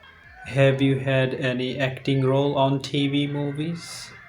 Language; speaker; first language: English; non-native, learner; Bangla